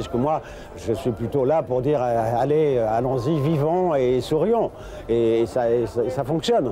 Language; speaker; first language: French; native; French